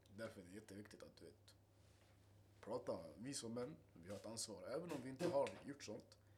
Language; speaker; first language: Swedish; early bilingual, other home language; Arabic